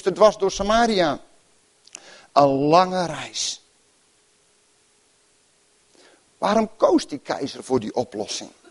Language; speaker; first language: Dutch; native; Dutch